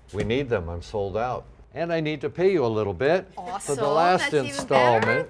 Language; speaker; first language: English; native; English